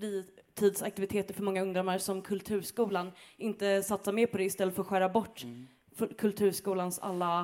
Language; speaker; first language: Swedish; early bilingual, other home language; Kurdish